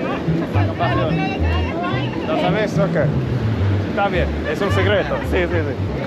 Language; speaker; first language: Spanish; non-native, fluent; English